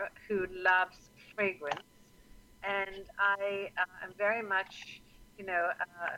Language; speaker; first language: English; native; English